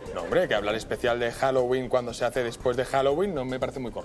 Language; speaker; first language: Spanish; native; Spanish